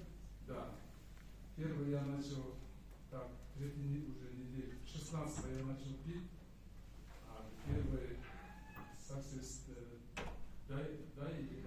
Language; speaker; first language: Russian; non-native, local second language; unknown